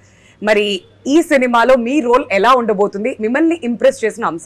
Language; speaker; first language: Telugu; native; Telugu